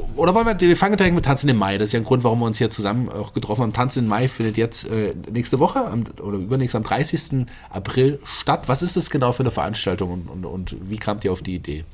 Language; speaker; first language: German; native; German